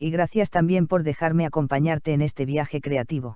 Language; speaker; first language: Spanish; native; Spanish